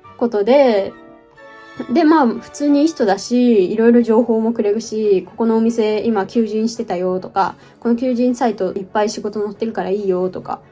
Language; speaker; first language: Japanese; native; Japanese